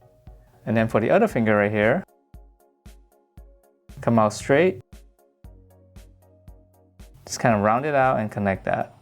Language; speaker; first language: English; native; English